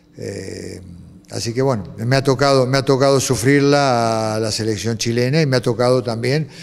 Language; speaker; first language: Spanish; native; Spanish